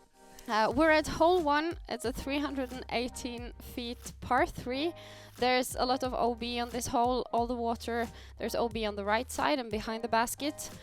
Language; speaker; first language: English; non-native, fluent; Norwegian